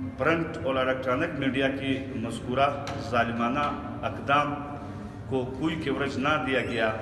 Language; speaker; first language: Urdu; non-native, local second language; Pashto